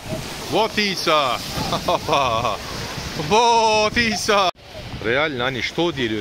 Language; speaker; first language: Russian; non-native, learner; Turkish